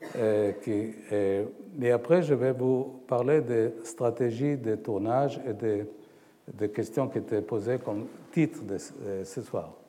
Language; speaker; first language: French; non-native, fluent; Hebrew